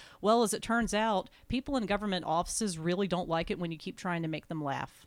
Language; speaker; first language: English; native; English